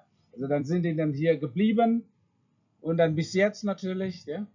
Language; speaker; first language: German; non-native, fluent; Indonesian